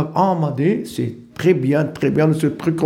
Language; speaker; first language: French; non-native, learner; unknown